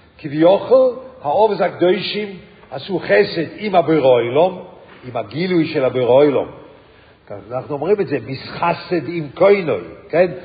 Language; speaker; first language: Hebrew; non-native, fluent; English